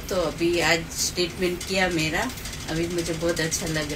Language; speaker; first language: Hindi; non-native, local second language; Gujarati